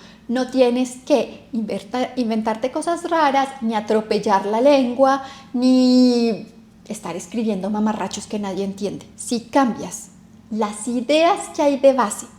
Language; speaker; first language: Spanish; native; Spanish